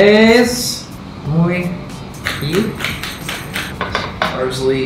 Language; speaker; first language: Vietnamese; non-native, fluent; English